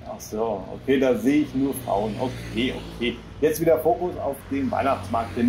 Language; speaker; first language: German; native; German